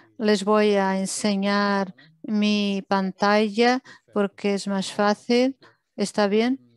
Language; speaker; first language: Spanish; non-native, fluent; Italian